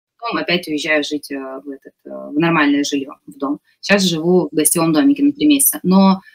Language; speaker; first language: Russian; native; Russian